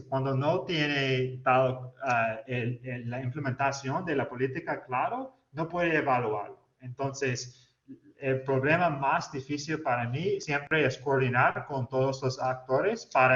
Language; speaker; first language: Spanish; non-native, fluent; English